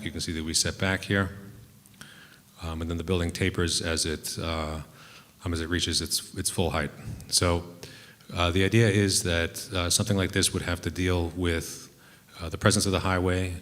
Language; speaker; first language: English; native; English